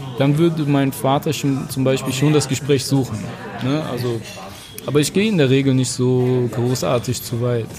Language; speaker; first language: German; early bilingual, other home language; Arabic